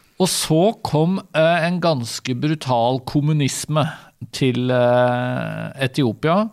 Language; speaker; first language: Norwegian; native; Norwegian